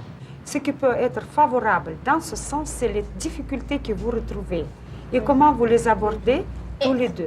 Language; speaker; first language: French; non-native, fluent; Russian